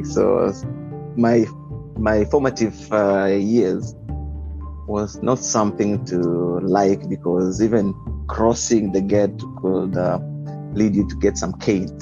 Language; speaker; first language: English; non-native, local second language; Luyia